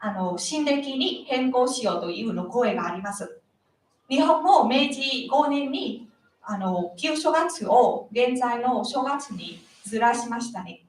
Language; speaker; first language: Japanese; non-native, learner; Vietnamese